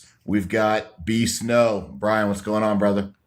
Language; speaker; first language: English; native; English